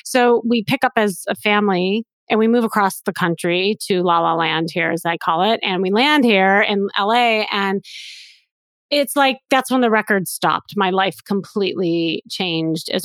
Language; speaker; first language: English; native; English